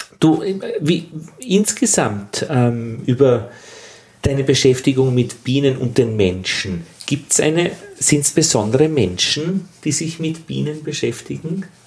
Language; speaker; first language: German; native; German